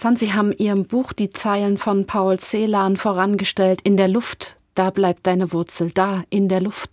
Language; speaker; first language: German; native; German